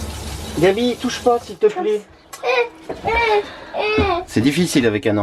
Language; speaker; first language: French; native; French